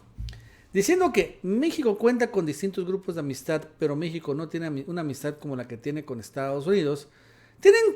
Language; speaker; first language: Spanish; native; Spanish